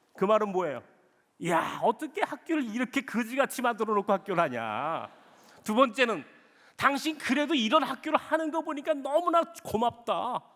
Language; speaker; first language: Korean; native; Korean